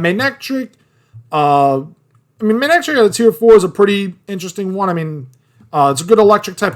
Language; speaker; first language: English; native; English